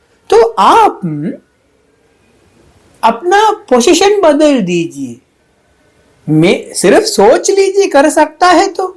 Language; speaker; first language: Hindi; non-native, fluent; Sinhala